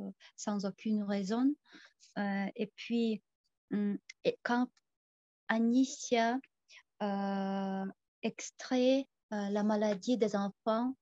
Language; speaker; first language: French; non-native, fluent; Tuvinian